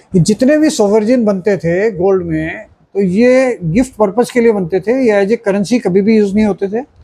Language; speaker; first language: Hindi; native; Hindi